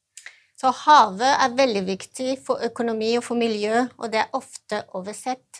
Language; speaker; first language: Norwegian; non-native, fluent; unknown